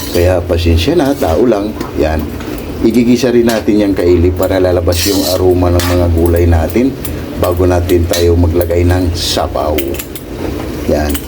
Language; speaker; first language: Filipino; non-native, local second language; Cebuano